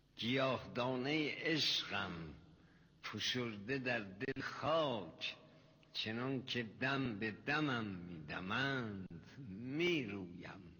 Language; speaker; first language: Persian; non-native, local second language; Azerbaijani